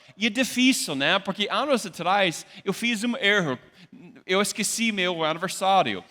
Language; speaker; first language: Portuguese; non-native, fluent; English